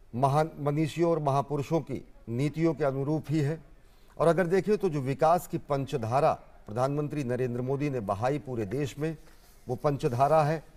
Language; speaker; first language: Hindi; native; Hindi